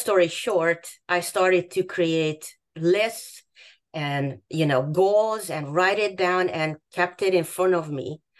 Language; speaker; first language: English; non-native, fluent; Hungarian